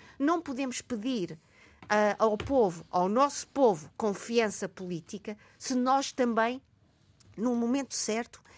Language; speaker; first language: Portuguese; native; Portuguese